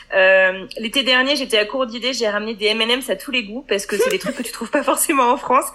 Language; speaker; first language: French; native; French